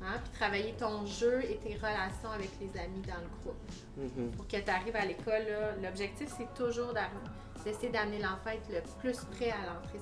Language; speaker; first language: French; native; French